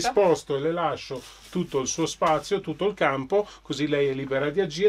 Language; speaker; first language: Italian; native; Italian